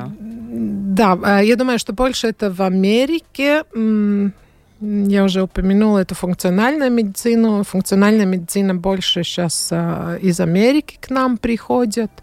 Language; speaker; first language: Russian; non-native, fluent; Latvian